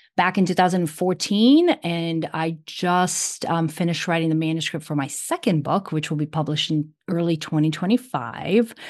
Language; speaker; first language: English; non-native, fluent; Portuguese